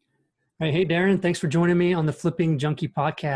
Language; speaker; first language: English; native; English